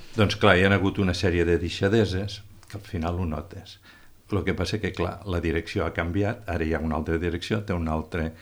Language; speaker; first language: Catalan; native; Catalan